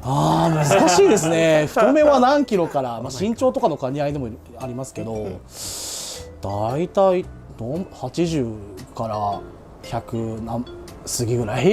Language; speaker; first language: Japanese; native; Japanese